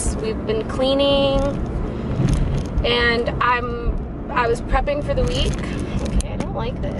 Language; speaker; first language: English; native; English